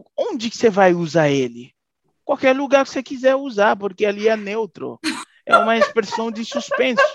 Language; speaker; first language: Portuguese; non-native, fluent; Haitian Creole